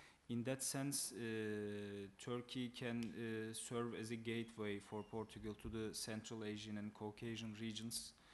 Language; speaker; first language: English; non-native, fluent; Turkish